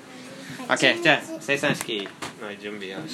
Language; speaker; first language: Japanese; non-native, fluent; English